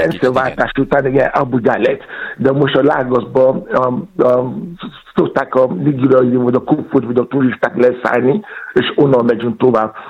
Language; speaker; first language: Hungarian; non-native, fluent; Yoruba